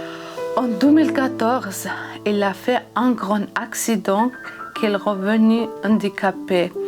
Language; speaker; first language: French; non-native, learner; Georgian